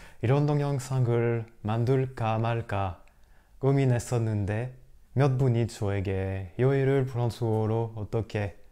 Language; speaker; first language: Korean; non-native, fluent; French